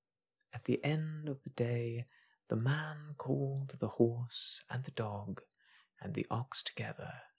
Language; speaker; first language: English; native; English